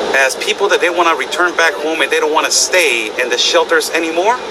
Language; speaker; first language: English; non-native, fluent; Spanish